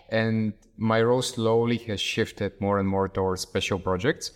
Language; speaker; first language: English; non-native, fluent; Bulgarian